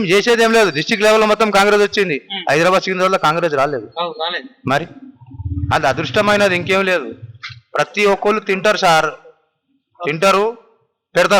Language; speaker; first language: Telugu; native; Telugu